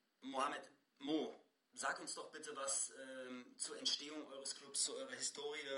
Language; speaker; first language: German; native; German